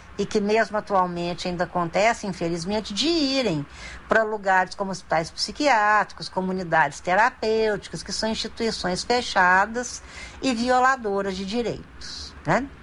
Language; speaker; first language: Portuguese; native; Portuguese